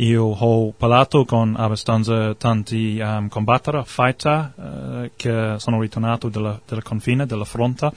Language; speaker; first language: Italian; non-native, learner; English